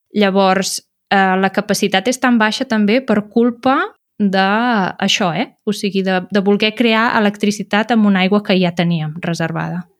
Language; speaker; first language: Catalan; native; Catalan